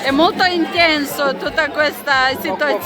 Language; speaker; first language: Italian; non-native, fluent; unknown